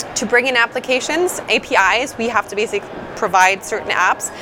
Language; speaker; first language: English; non-native, fluent; German